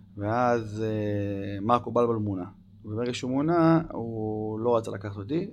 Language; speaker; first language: Hebrew; early bilingual, other home language; English